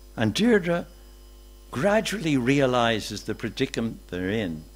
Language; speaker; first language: English; native; English